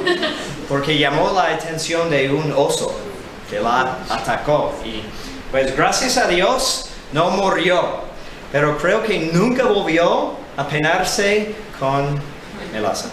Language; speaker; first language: Spanish; non-native, fluent; English